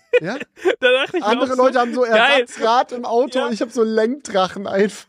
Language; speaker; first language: German; native; German